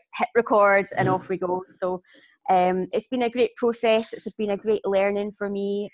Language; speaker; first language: English; native; English